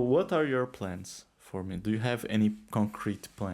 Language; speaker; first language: English; non-native, fluent; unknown